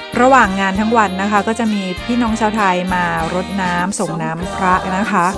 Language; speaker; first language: Thai; native; Thai